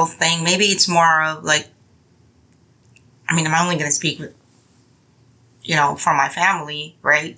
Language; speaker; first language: English; non-native, local second language; Filipino